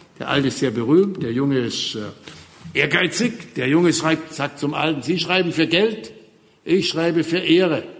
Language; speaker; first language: German; native; German